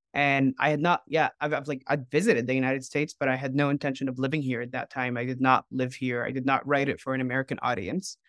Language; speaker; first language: English; non-native, fluent; Arabic